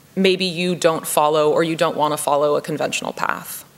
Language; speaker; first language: English; native; English